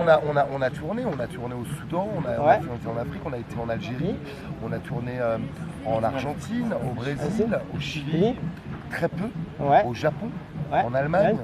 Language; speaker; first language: French; native; French